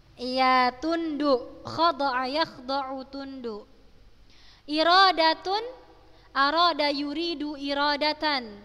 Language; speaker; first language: Arabic; non-native, fluent; Indonesian